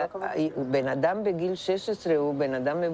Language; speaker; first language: Hebrew; non-native, fluent; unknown